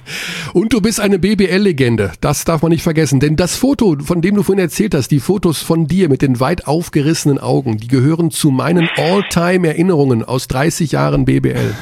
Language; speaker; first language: German; native; German